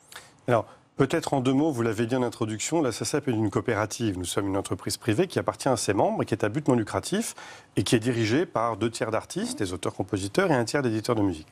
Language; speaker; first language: French; native; French